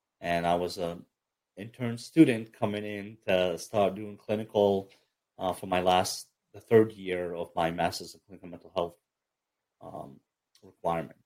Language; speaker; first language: English; early bilingual, other home language; Arabic